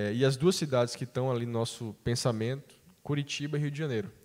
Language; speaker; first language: Portuguese; native; Portuguese